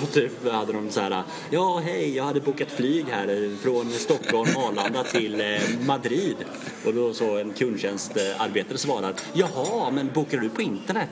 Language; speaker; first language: Swedish; native; Swedish